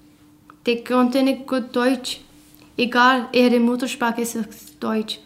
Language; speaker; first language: German; non-native, learner; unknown